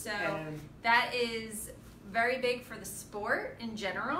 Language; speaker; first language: English; native; English